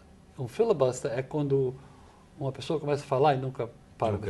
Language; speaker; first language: Portuguese; non-native, fluent; English